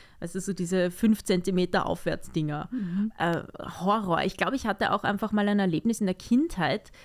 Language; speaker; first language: German; native; German